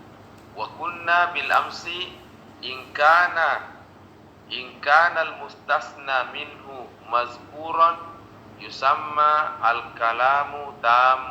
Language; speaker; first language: Arabic; non-native, fluent; Indonesian